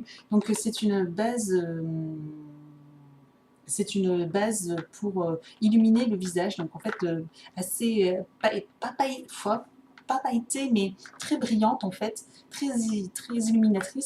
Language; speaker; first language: French; native; French